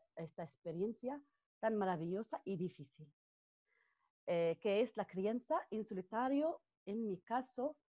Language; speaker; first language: Spanish; non-native, fluent; Arabic